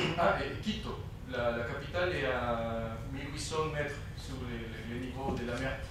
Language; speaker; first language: French; non-native, fluent; Spanish